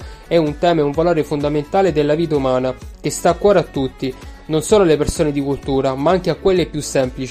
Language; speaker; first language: Italian; native; Italian